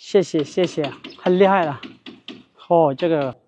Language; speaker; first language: Chinese; non-native, learner; Amharic